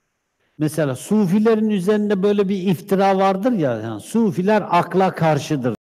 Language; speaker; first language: Turkish; native; Turkish